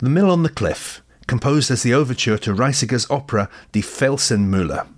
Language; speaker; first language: English; native; English